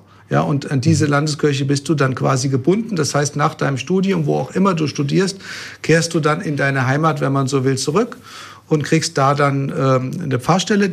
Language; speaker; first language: German; native; German